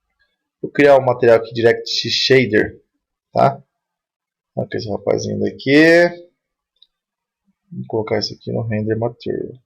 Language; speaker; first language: Portuguese; native; Portuguese